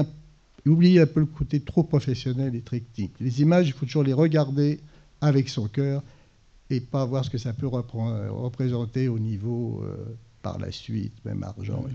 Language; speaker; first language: French; native; French